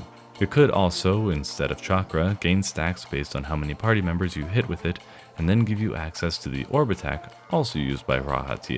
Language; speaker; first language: English; native; English